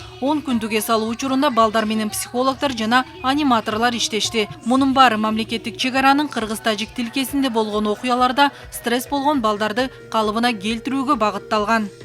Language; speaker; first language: Kyrgyz; native; Kyrgyz